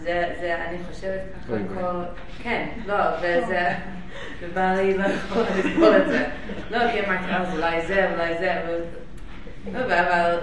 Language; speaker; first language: Hebrew; non-native, learner; English